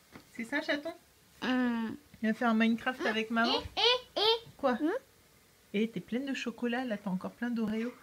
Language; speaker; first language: French; native; French